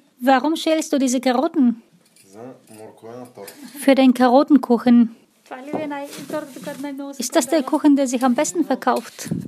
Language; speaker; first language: German; non-native, fluent; Bulgarian